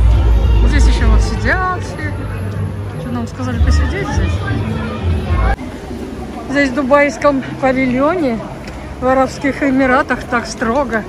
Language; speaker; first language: Russian; native; Russian